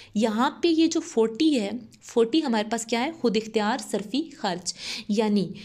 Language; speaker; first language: Urdu; non-native, local second language; Punjabi